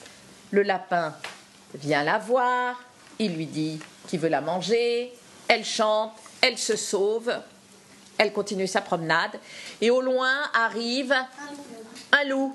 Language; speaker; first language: French; native; French